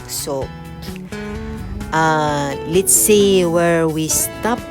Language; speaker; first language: English; non-native, local second language; Cebuano